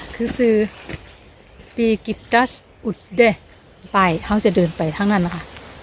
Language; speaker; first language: Thai; native; Thai